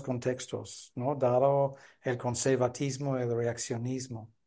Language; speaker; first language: Spanish; non-native, fluent; English